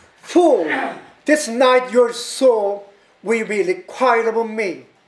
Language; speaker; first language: English; non-native, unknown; Korean